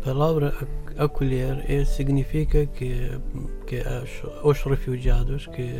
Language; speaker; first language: Portuguese; non-native, learner; Arabic